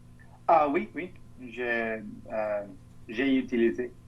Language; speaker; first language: French; non-native, learner; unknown